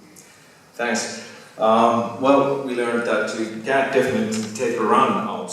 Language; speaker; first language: English; non-native, fluent; Finnish